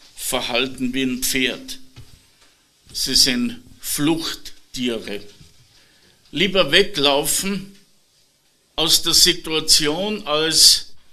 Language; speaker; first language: German; native; German